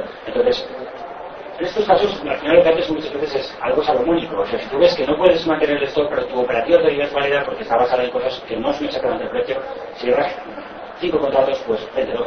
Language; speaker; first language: Spanish; native; Spanish